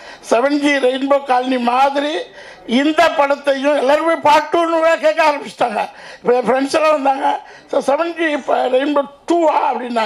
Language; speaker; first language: Tamil; native; Tamil